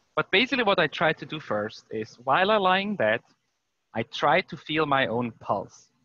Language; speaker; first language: English; non-native, fluent; German